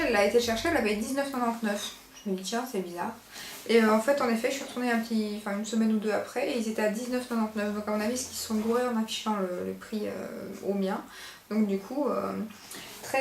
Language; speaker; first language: French; native; French